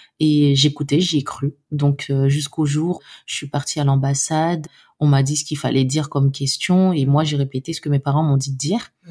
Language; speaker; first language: French; non-native, local second language; Haitian Creole